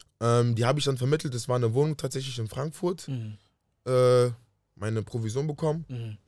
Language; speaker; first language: German; early bilingual, other home language; Akan